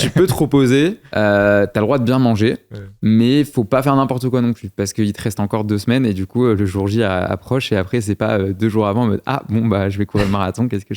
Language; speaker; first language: French; native; French